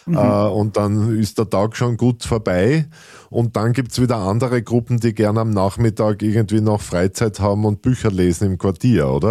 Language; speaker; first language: German; native; German